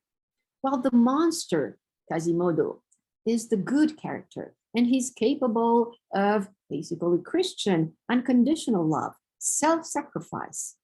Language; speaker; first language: English; non-native, fluent; Romanian